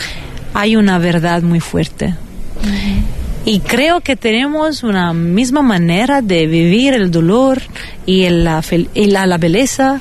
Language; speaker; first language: Spanish; non-native, fluent; Italian